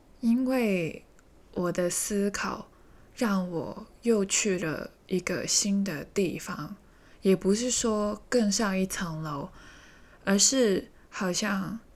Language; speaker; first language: Chinese; native; Chinese